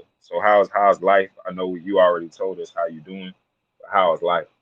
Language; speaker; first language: English; native; English